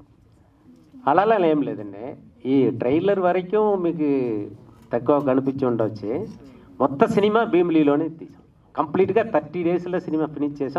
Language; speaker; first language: Telugu; native; Telugu